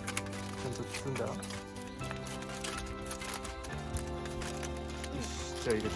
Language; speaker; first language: Japanese; native; Japanese